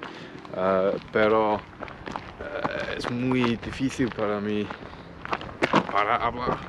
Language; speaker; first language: Spanish; non-native, learner; English